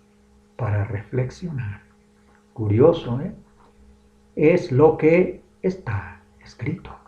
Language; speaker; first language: Spanish; native; Spanish